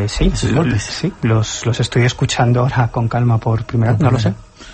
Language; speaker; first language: Spanish; native; Spanish